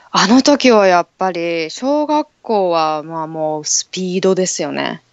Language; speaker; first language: Japanese; native; Japanese